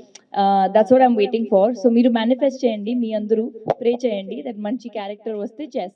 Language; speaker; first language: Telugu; non-native, learner; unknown